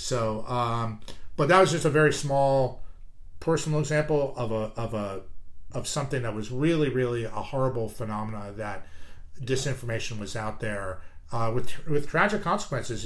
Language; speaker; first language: English; native; English